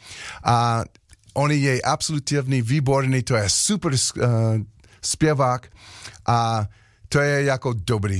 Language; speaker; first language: Czech; non-native, learner; English